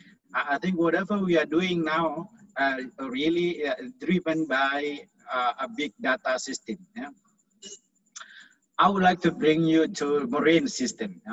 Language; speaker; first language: English; non-native, fluent; Indonesian